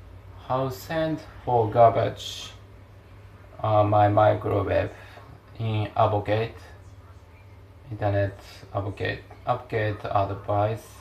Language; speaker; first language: English; non-native, learner; Japanese